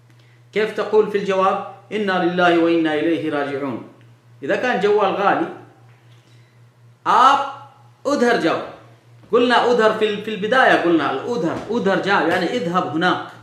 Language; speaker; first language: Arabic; non-native, fluent; Urdu